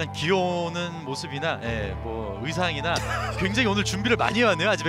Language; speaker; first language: Korean; native; Korean